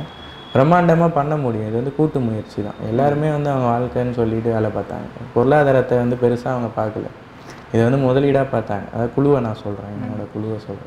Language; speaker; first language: Tamil; native; Tamil